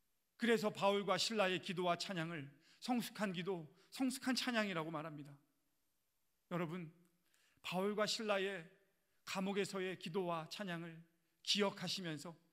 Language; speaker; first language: Korean; native; Korean